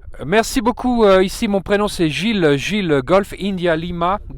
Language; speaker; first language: French; native; French